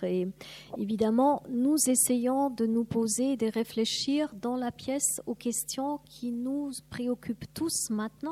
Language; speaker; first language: French; non-native, fluent; German